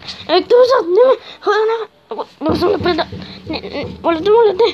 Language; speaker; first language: Bulgarian; native; Bulgarian